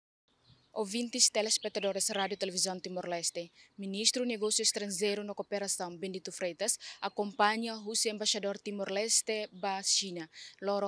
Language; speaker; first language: Portuguese; non-native, local second language; Tetum